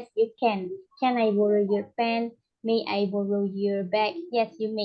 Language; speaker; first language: English; non-native, learner; Indonesian